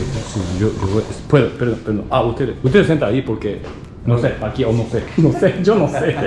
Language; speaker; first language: Spanish; non-native, learner; Japanese